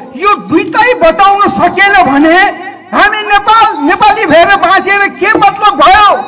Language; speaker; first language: Nepali; non-native, local second language; Newari